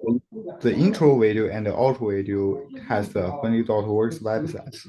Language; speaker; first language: English; non-native, learner; Chinese